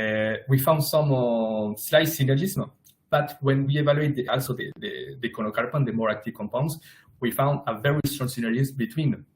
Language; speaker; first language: English; non-native, fluent; Spanish